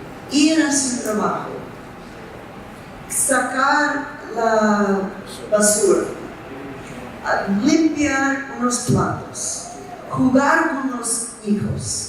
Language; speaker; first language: Spanish; non-native, fluent; English